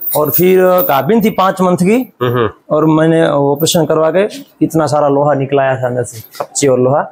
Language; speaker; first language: Hindi; non-native, local second language; Gujarati